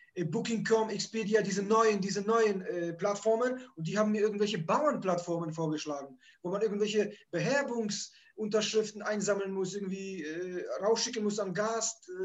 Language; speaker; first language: German; early bilingual, other home language; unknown